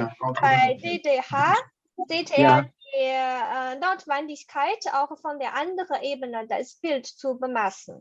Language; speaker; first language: German; non-native, fluent; Chinese